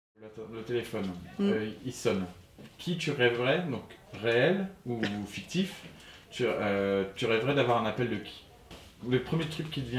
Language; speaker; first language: French; native; French